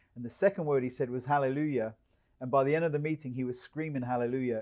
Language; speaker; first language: English; native; English